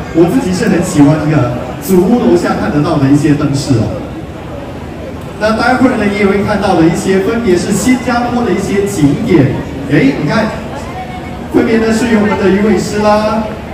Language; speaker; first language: Chinese; native; Chinese